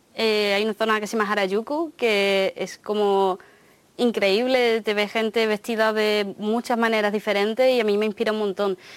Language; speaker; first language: Spanish; early bilingual, other home language; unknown